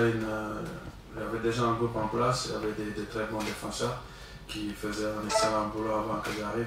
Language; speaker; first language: French; non-native, local second language; Wolof